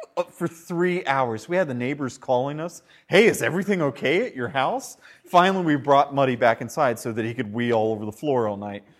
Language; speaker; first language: English; native; English